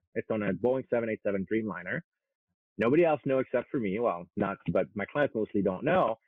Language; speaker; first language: English; non-native, fluent; French